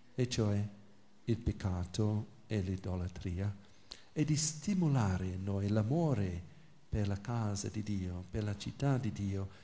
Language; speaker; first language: Italian; non-native, fluent; English